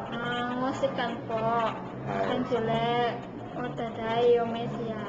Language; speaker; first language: Cantonese; non-native, learner; Indonesian